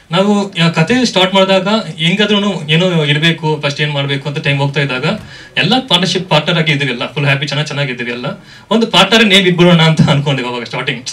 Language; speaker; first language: Kannada; non-native, local second language; Telugu